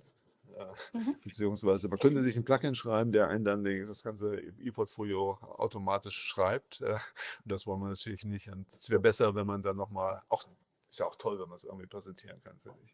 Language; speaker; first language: German; native; German